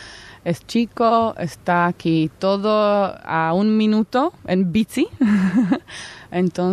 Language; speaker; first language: Spanish; non-native, fluent; Slovak